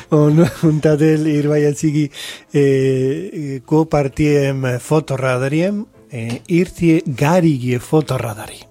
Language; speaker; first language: Latvian; non-native, fluent; Spanish